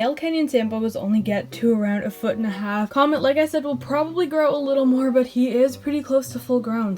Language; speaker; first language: English; native; English